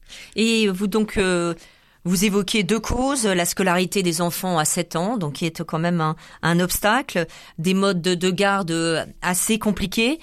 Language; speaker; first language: French; native; French